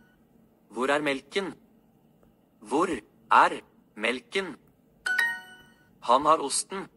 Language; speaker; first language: Norwegian; non-native, learner; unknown